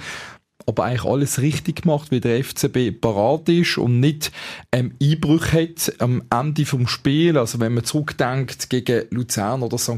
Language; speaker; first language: German; native; German